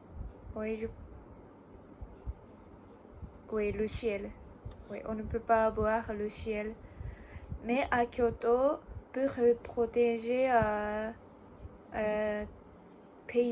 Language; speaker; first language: French; non-native, learner; Japanese